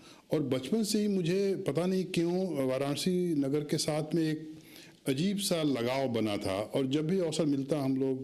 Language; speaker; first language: Hindi; native; Hindi